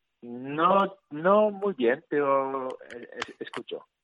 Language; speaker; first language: Spanish; non-native, learner; Dutch